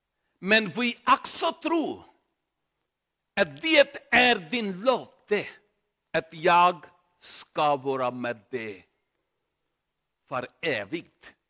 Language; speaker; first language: Swedish; non-native, learner; Urdu